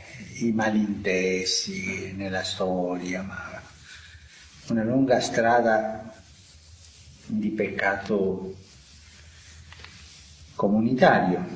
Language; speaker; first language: Italian; early bilingual, heritage; Italian